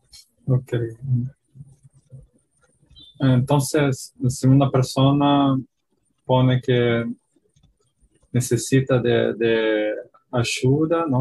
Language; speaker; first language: Spanish; non-native, fluent; Portuguese